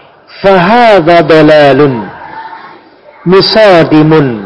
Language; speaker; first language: Arabic; non-native, fluent; Indonesian